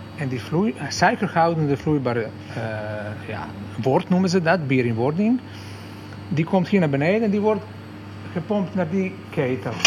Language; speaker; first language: Dutch; non-native, fluent; Croatian